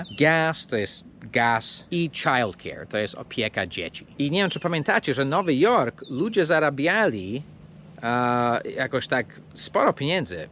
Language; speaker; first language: Polish; non-native, fluent; English